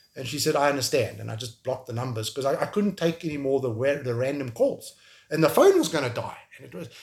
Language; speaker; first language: English; native; English